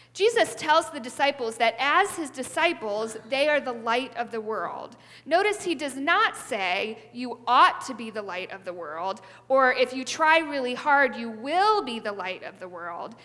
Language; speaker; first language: English; native; English